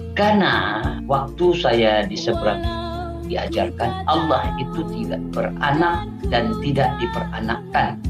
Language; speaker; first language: Indonesian; non-native, local second language; Achinese